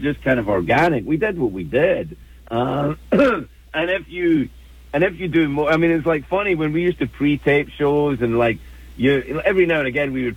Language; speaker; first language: English; native; English